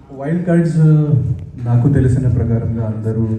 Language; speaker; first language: Telugu; non-native, fluent; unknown